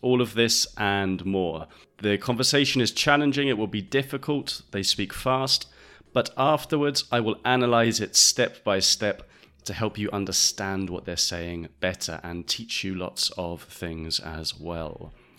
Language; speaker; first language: English; native; English